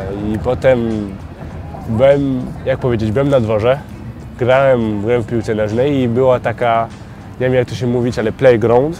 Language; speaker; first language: Polish; early bilingual, heritage; French